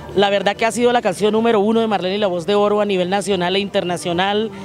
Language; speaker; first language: Spanish; native; Spanish